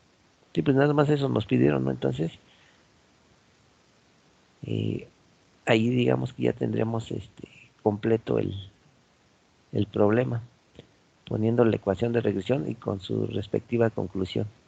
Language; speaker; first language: Spanish; native; Spanish